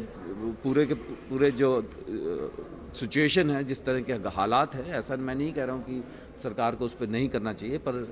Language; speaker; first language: Hindi; native; Hindi